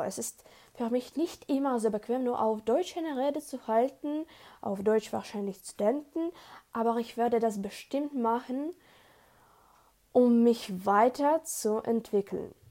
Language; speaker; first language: German; non-native, learner; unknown